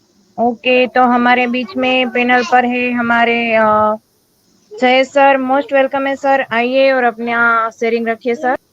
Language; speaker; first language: Hindi; native; Hindi